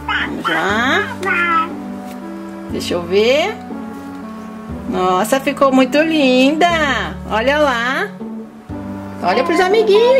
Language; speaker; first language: Portuguese; native; Portuguese